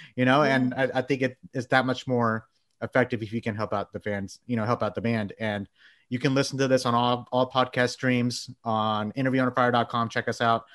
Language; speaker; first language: English; early bilingual, other home language; Bangla